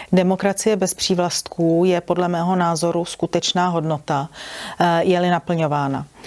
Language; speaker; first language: Czech; native; Czech